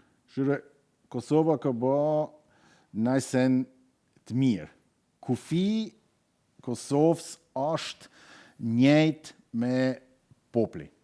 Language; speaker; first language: Albanian; non-native, learner; German